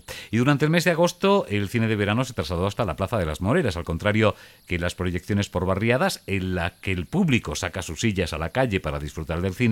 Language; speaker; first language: Spanish; native; Spanish